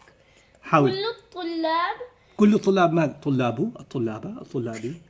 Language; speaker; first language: Arabic; non-native, fluent; English